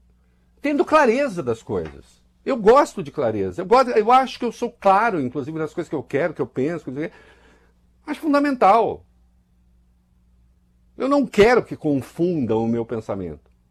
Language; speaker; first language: Portuguese; native; Portuguese